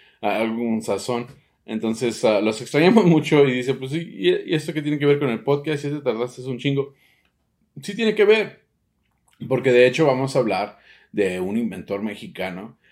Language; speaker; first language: Spanish; early bilingual, heritage; Spanish